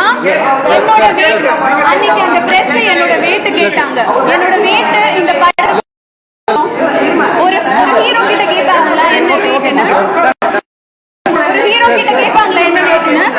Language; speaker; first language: Tamil; non-native, fluent; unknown